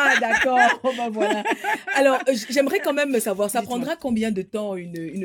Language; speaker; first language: French; native; French